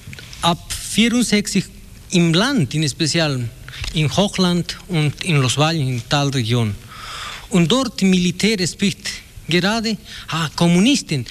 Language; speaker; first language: German; non-native, learner; Spanish